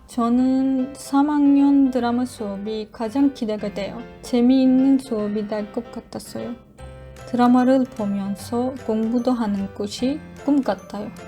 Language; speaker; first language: Korean; non-native, learner; Turkish